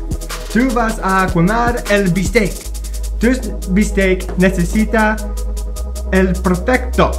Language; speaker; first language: Spanish; non-native, learner; English